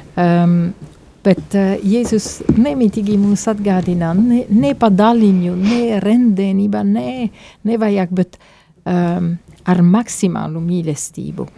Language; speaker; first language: Latvian; non-native, fluent; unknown